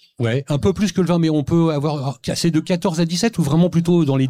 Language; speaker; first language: French; native; French